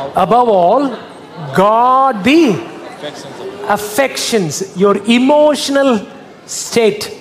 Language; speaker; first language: English; non-native, local second language; Tamil